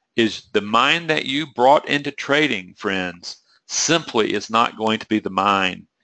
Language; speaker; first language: English; native; English